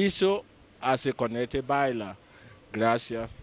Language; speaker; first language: Spanish; non-native, learner; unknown